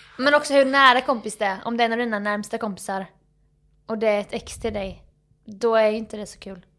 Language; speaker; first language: Swedish; native; Swedish